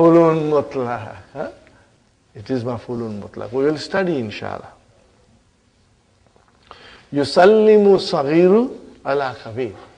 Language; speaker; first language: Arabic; non-native, fluent; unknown